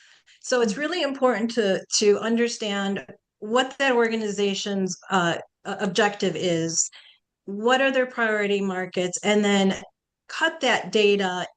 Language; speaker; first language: English; early bilingual, other home language; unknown